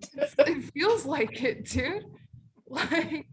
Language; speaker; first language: English; native; English